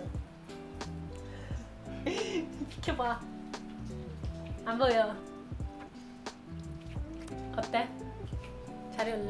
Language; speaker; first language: Korean; non-native, learner; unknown